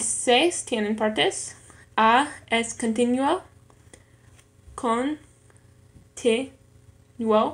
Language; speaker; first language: Spanish; non-native, learner; English